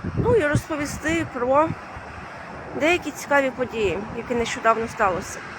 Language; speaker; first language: Ukrainian; non-native, fluent; Latvian